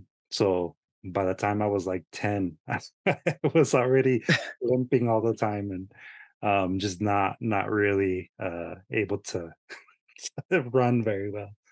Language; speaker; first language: English; early bilingual, other home language; Spanish